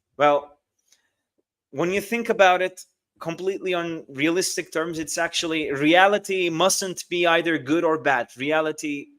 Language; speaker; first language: English; non-native, fluent; Turkish